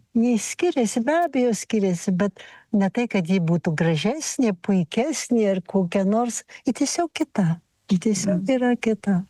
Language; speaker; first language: Lithuanian; native; Lithuanian